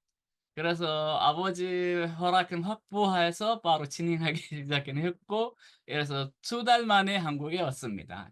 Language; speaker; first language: Korean; non-native, fluent; Arabic